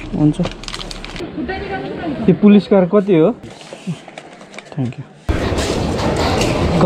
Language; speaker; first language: Nepali; native; Nepali